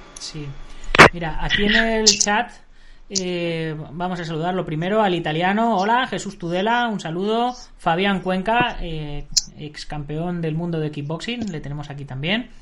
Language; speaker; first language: Spanish; native; Spanish